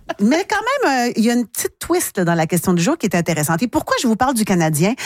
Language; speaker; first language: French; native; French